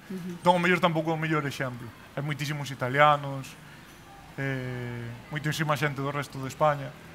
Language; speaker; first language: Galician; non-native, local second language; Spanish